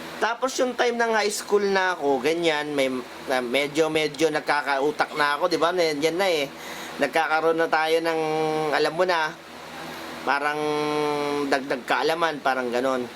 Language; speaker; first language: Filipino; native; Filipino